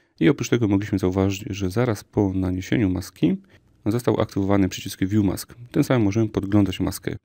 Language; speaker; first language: Polish; native; Polish